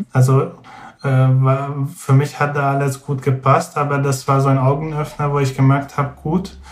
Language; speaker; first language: German; non-native, fluent; Hungarian